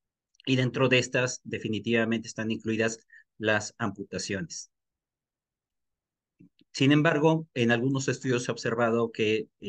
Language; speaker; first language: Spanish; native; Spanish